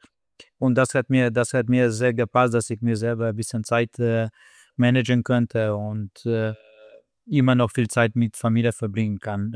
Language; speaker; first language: German; non-native, fluent; Slovenian